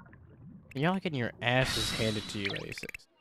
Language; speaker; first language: English; native; English